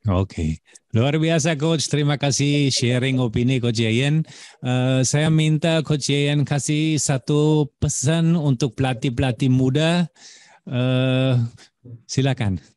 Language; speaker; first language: Indonesian; non-native, fluent; German